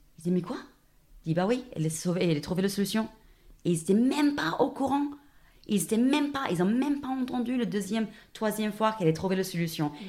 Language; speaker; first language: French; non-native, fluent; English